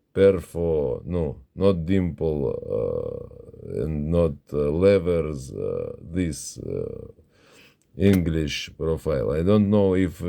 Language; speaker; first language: English; non-native, learner; Russian